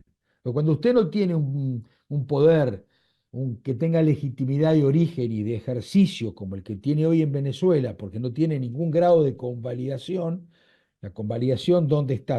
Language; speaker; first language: Spanish; native; Spanish